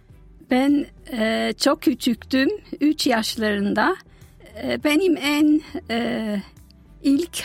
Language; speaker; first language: Turkish; non-native, fluent; German